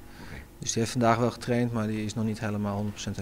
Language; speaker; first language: Dutch; native; Dutch